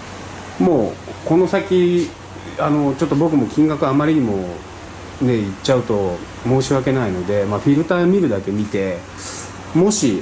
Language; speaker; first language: Japanese; native; Japanese